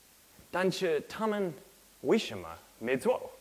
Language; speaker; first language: Chinese; non-native, learner; English